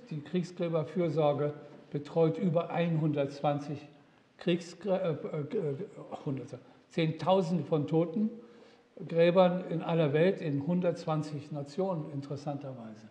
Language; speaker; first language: German; native; German